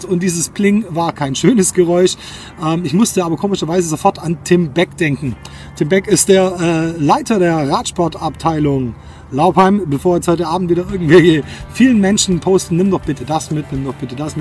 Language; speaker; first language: German; native; German